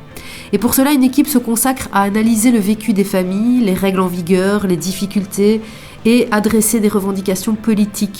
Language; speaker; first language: French; native; French